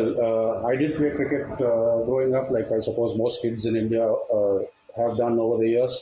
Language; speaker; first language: English; non-native, local second language; Tamil